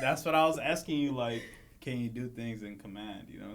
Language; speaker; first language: English; native; English